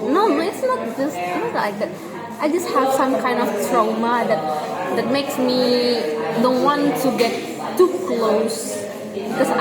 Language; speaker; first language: English; non-native, learner; Indonesian